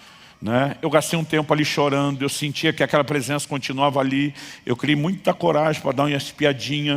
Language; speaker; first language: Portuguese; native; Portuguese